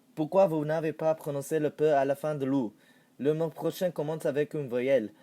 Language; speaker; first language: French; non-native, fluent; English